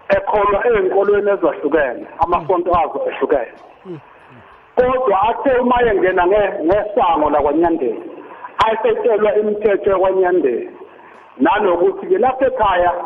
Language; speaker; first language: Zulu; native; Zulu